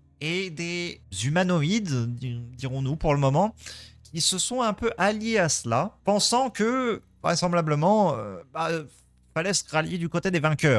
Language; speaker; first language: French; native; French